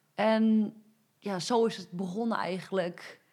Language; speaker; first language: Dutch; native; Dutch